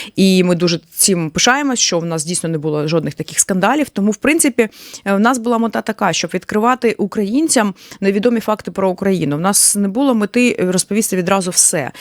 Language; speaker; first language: Ukrainian; native; Ukrainian